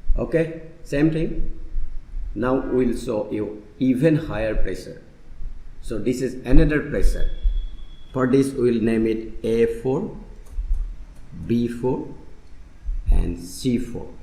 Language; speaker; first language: English; non-native, local second language; Assamese